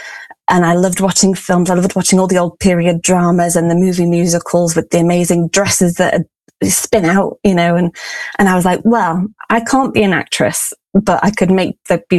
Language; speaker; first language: English; native; English